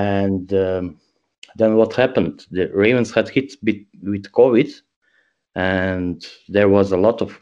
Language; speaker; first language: English; non-native, learner; Croatian